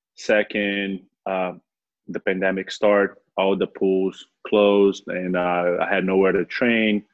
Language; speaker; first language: English; non-native, fluent; Portuguese